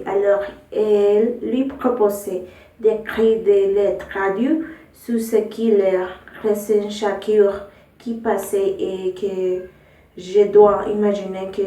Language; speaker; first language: French; non-native, learner; Spanish